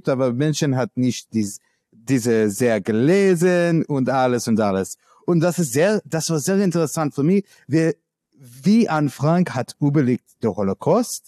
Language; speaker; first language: German; non-native, learner; English